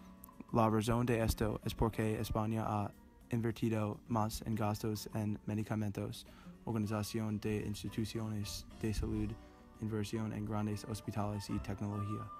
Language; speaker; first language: Spanish; non-native, learner; English